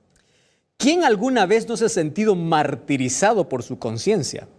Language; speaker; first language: Spanish; native; Spanish